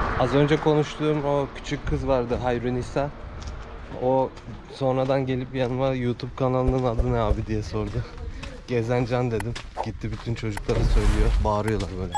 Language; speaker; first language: Turkish; native; Turkish